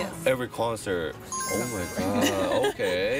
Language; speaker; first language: English; non-native, learner; Korean